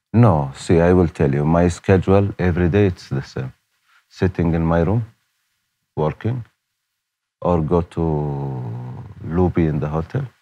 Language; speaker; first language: English; non-native, learner; Arabic